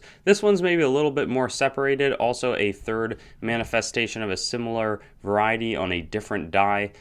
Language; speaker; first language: English; native; English